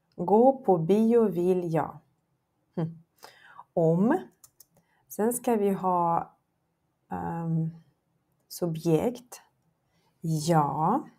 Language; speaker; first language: Swedish; non-native, fluent; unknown